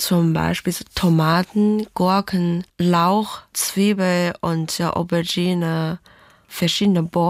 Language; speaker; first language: German; early bilingual, other home language; Chinese